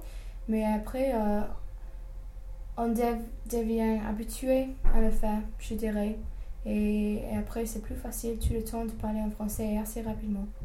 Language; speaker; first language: French; non-native, fluent; English